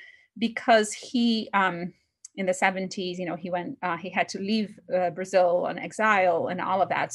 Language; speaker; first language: English; non-native, fluent; Portuguese